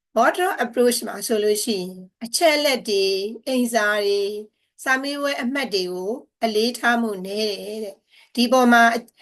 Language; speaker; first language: Burmese; native; Burmese